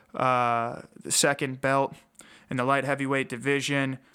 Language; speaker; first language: English; native; English